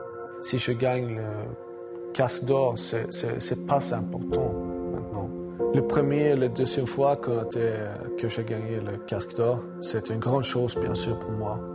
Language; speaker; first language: French; non-native, learner; Swedish